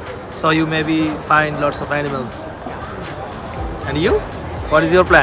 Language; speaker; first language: English; non-native, local second language; Bangla